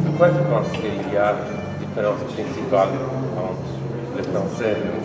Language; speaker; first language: French; non-native, learner; Polish